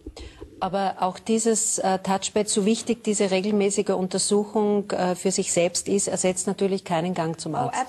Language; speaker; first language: German; native; German